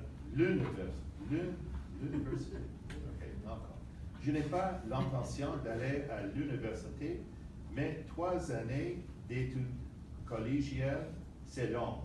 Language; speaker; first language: French; non-native, learner; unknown